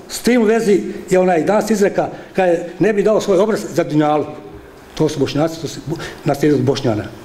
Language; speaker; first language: Croatian; native; Croatian